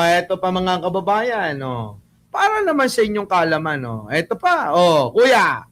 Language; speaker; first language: Filipino; native; Filipino